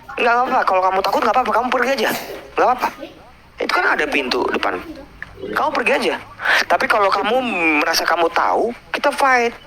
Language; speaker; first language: Indonesian; native; Indonesian